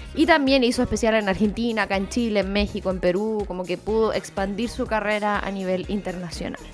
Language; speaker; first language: Spanish; native; Spanish